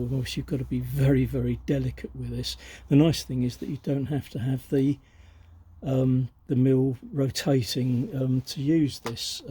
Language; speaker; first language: English; native; English